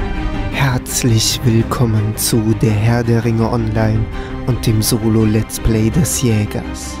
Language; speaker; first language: German; native; German